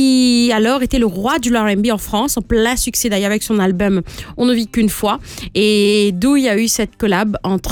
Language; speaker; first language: French; non-native, local second language; Morisyen